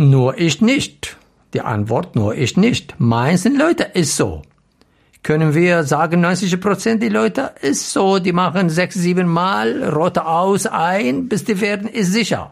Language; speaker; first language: German; non-native, learner; Arabic